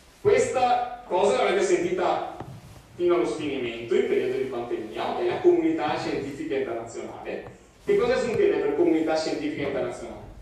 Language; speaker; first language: Italian; native; Italian